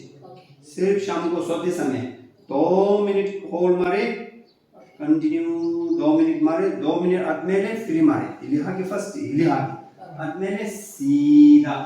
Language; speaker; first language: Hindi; non-native, fluent; Tibetan